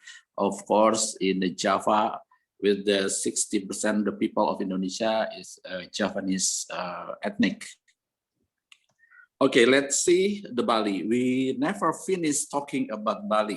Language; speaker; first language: English; non-native, learner; Indonesian